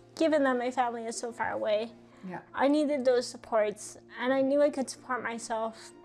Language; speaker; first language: English; native; English